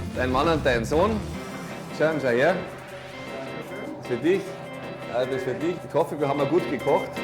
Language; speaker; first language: German; native; German